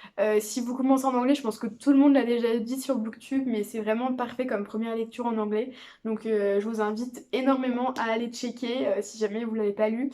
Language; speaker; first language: French; native; French